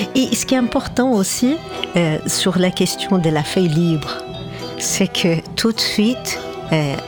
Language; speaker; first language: French; non-native, fluent; Portuguese